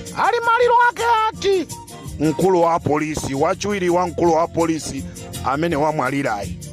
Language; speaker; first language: Nyanja; native; Nyanja